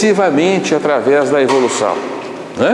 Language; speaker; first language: Portuguese; native; Portuguese